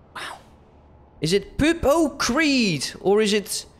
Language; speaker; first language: English; non-native, fluent; Dutch